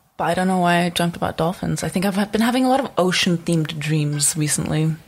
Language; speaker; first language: English; non-native, fluent; Czech